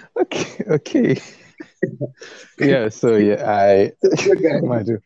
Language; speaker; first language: English; non-native, local second language; Yoruba